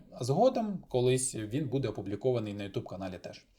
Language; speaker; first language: Ukrainian; non-native, local second language; Russian